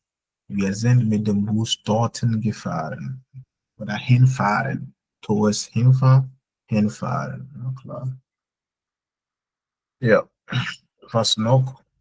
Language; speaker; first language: German; non-native, fluent; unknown